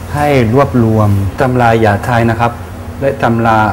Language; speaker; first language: Thai; non-native, fluent; French